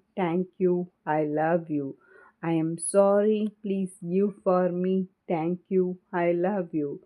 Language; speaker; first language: English; non-native, learner; Tamil